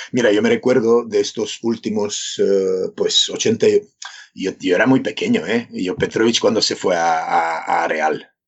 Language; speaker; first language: Spanish; non-native, fluent; Serbian